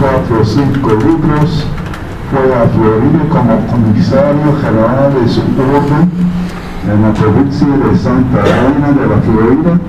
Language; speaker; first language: Spanish; non-native, fluent; English